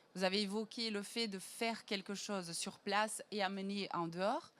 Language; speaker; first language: French; non-native, fluent; Portuguese